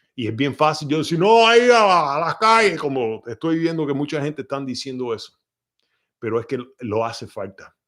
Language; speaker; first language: Spanish; early bilingual, heritage; Spanish